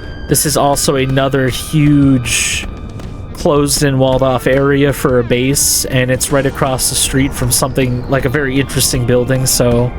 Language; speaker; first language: English; native; English